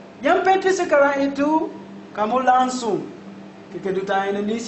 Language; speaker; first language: Indonesian; non-native, learner; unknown